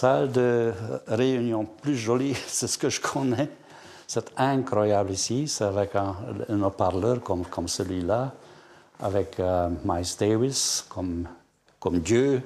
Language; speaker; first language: French; non-native, fluent; Hungarian